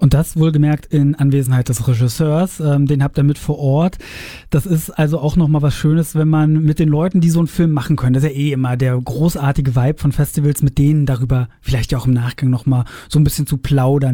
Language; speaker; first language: German; native; German